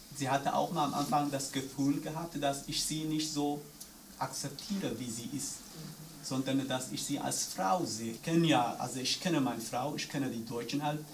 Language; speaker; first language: German; non-native, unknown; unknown